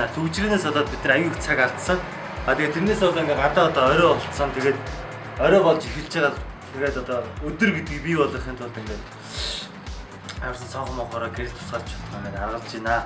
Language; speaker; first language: Mongolian; native; Mongolian